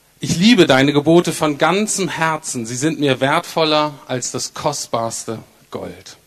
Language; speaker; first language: German; native; German